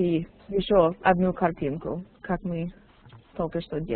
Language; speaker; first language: Russian; non-native, learner; English